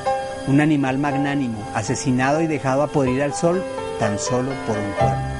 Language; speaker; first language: Spanish; native; Spanish